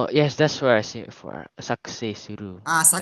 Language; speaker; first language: English; non-native, fluent; Malay